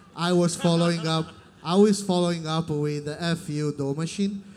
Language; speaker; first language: English; non-native, fluent; Italian